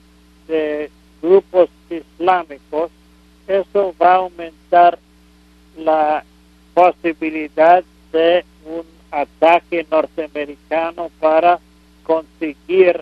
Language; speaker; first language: Spanish; non-native, fluent; English